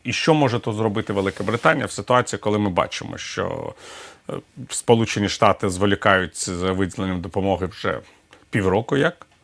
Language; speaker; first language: Ukrainian; native; Ukrainian